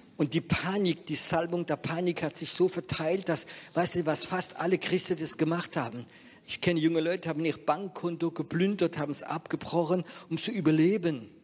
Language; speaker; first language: German; non-native, fluent; French